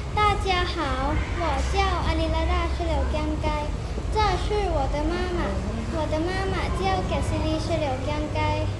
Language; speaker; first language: Chinese; non-native, learner; Thai